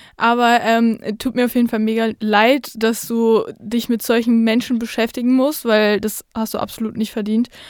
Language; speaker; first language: German; native; German